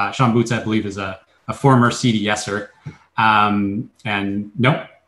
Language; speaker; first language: English; native; English